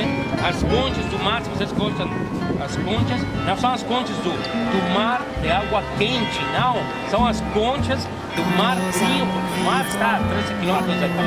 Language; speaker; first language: Portuguese; non-native, fluent; French